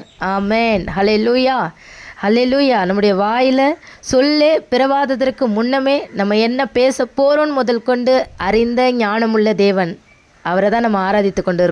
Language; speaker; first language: Tamil; native; Tamil